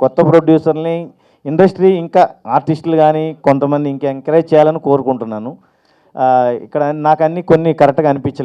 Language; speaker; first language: Telugu; native; Telugu